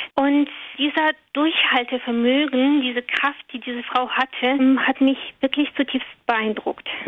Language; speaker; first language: German; non-native, fluent; Russian